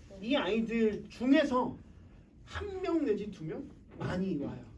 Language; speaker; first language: Korean; native; Korean